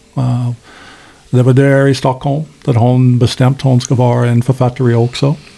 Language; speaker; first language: Swedish; non-native, learner; English